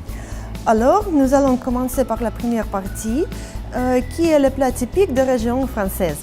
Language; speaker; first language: French; non-native, fluent; Russian